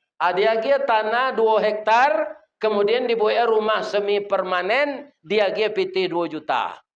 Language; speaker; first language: Malay; non-native, local second language; Minangkabau